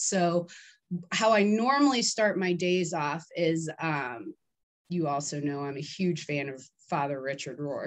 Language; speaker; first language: English; native; English